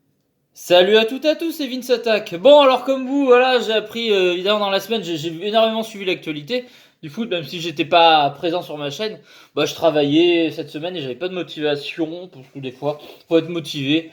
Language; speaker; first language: French; native; French